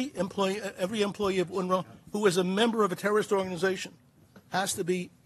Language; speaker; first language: English; native; English